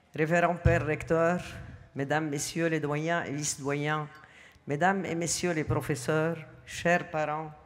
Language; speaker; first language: French; non-native, local second language; Arabic